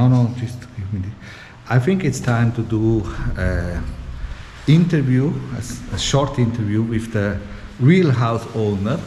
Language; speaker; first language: English; non-native, fluent; Italian